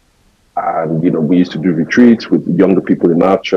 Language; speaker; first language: English; non-native, local second language; Yoruba